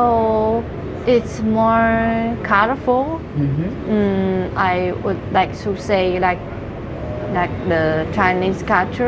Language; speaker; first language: English; non-native, fluent; Chinese